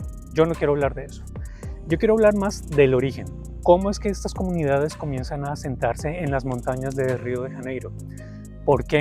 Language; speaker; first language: Spanish; native; Spanish